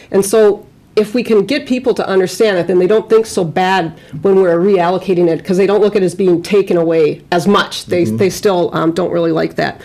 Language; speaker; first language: English; native; English